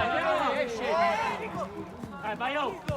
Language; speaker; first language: Italian; native; Italian